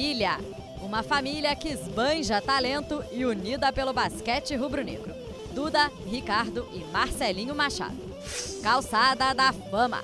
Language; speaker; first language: Portuguese; native; Portuguese